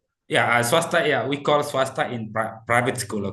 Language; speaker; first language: English; non-native, fluent; Indonesian